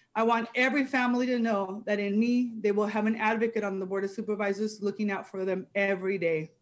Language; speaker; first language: English; non-native, fluent; Spanish